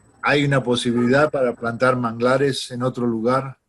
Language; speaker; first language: Spanish; non-native, fluent; English